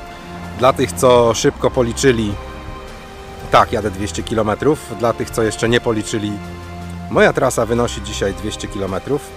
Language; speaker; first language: Polish; native; Polish